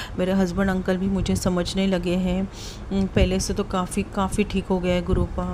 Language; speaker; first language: Hindi; non-native, local second language; Marathi